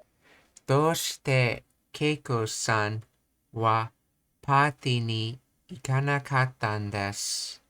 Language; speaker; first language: Japanese; non-native, learner; English